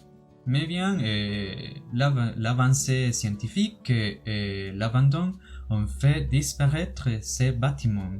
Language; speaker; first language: French; non-native, learner; Spanish